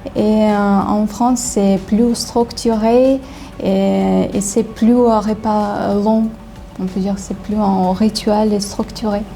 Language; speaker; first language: French; non-native, learner; Ukrainian